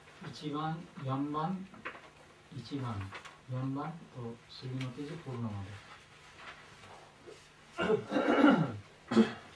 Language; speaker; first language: Japanese; non-native, learner; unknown